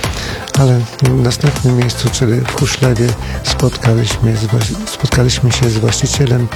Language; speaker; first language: Polish; native; Polish